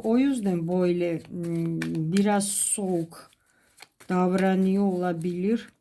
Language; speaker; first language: Turkish; non-native, fluent; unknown